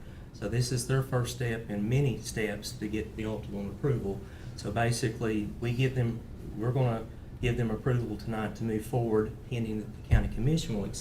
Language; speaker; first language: English; native; English